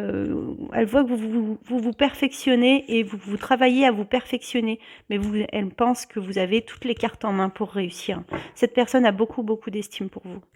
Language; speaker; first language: French; native; French